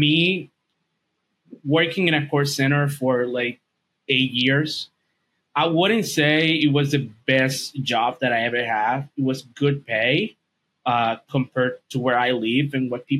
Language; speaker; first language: English; non-native, fluent; Spanish